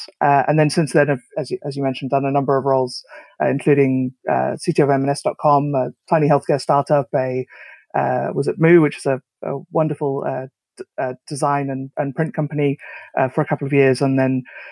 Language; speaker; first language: English; native; English